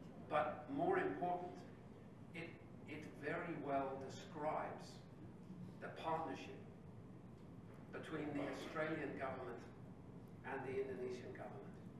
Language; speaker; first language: English; native; English